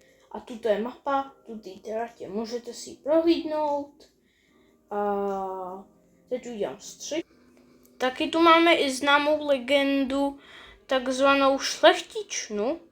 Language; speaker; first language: Czech; native; Czech